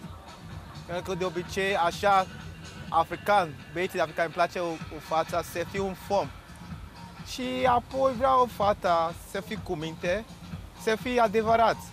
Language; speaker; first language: Romanian; non-native, learner; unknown